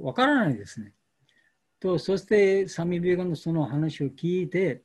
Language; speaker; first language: Japanese; non-native, fluent; Bangla